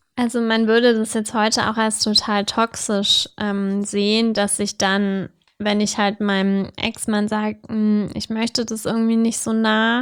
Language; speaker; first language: German; native; German